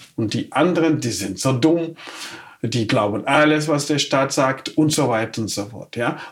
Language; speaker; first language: German; non-native, fluent; Wolof